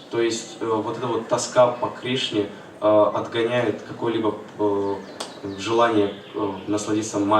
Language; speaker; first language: Russian; native; Russian